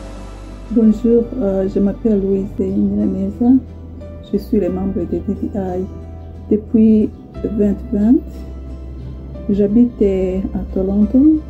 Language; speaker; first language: French; non-native, fluent; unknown